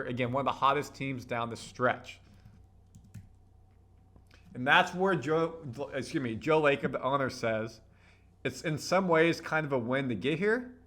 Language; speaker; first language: English; native; English